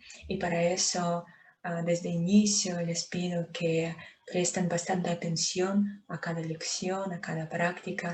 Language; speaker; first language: Spanish; non-native, fluent; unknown